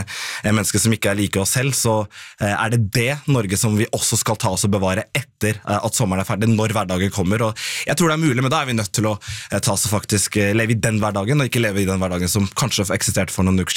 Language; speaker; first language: Norwegian; native; Norwegian